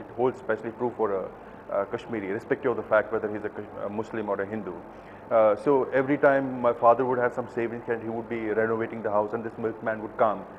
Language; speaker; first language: English; non-native, local second language; Kashmiri